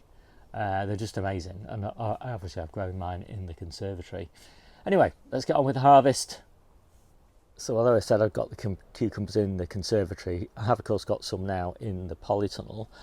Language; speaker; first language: English; native; English